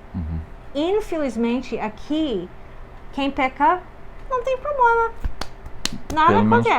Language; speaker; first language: Portuguese; non-native, fluent; English